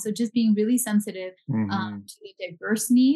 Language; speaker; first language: English; non-native, local second language; Punjabi